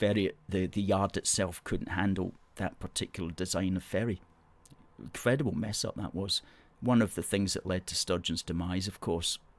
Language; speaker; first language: English; native; English